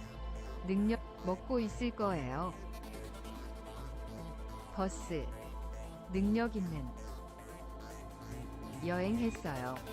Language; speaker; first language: Korean; non-native, learner; English